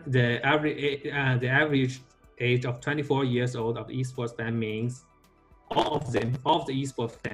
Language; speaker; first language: English; non-native, learner; Chinese